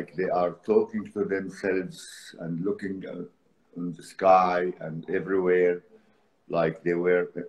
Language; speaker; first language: English; non-native, fluent; Arabic